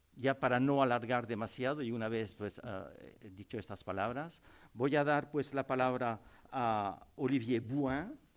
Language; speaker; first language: Spanish; native; Spanish